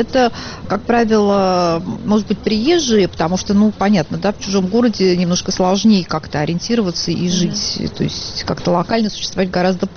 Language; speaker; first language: Russian; native; Russian